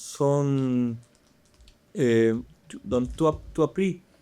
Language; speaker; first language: French; non-native, fluent; Spanish